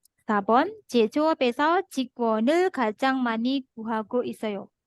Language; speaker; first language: Korean; non-native, learner; Indonesian